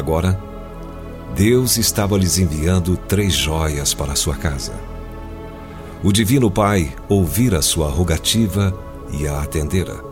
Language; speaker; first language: Portuguese; native; Portuguese